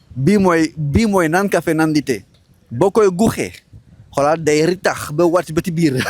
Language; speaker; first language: Wolof; non-native, fluent; French